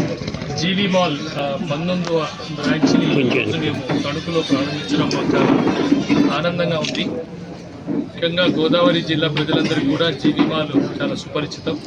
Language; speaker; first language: Telugu; native; Telugu